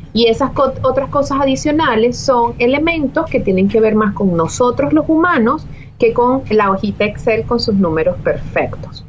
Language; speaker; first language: Spanish; native; Spanish